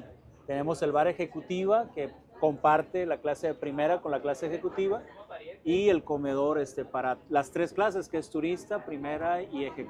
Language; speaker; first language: Spanish; native; Spanish